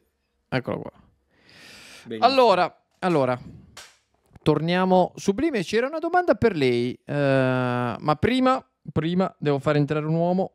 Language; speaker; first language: Italian; native; Italian